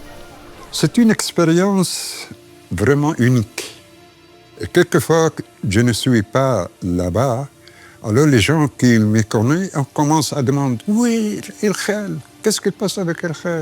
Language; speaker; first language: French; non-native, fluent; Arabic